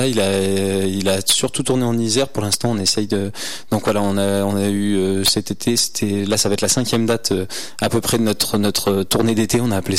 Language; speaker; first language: French; native; French